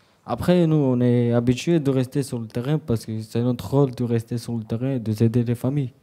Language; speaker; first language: French; early bilingual, other home language; Romany